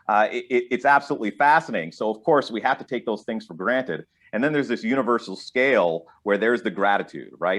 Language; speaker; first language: English; native; English